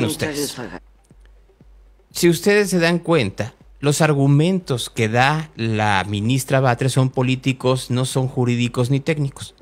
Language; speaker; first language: Spanish; native; Spanish